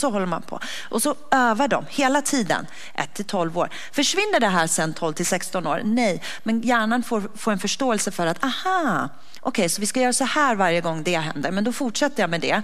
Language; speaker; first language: Swedish; early bilingual, other home language; Persian